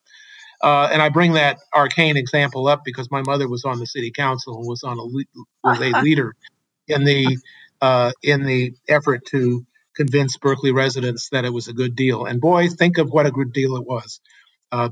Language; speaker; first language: English; native; English